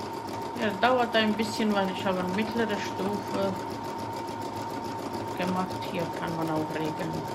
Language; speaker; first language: German; non-native, learner; Croatian